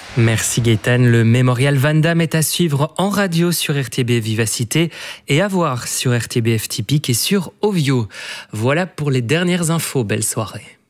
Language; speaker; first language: French; native; French